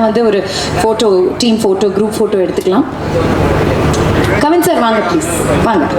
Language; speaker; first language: Tamil; native; Tamil